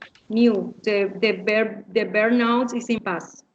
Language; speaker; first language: English; non-native, learner; Spanish